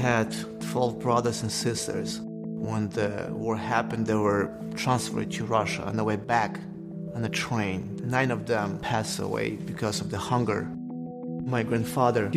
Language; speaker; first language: English; non-native, fluent; Russian